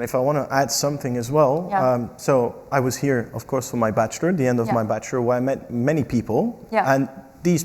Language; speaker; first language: English; non-native, fluent; French